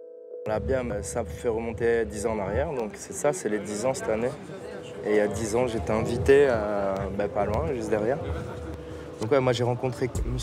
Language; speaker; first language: French; native; French